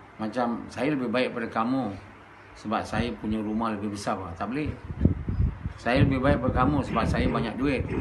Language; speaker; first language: Malay; native; Malay